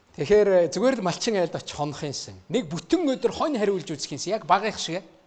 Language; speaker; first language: Mongolian; native; Mongolian